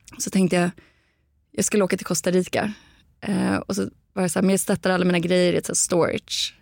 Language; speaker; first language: Swedish; native; Swedish